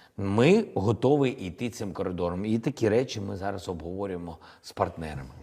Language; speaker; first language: Ukrainian; non-native, local second language; Russian